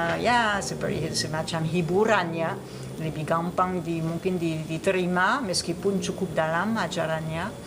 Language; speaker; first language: Indonesian; non-native, fluent; French